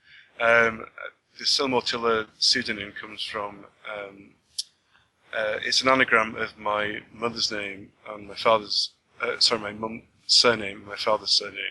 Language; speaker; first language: English; native; English